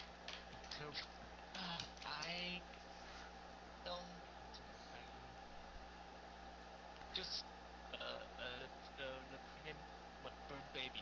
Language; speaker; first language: English; non-native, learner; Chinese